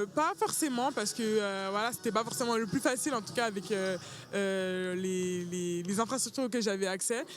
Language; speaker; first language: French; early bilingual, other home language; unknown